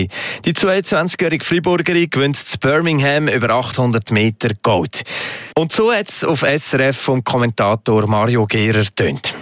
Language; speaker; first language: German; native; German